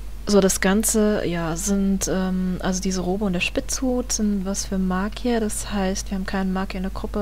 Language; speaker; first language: German; native; German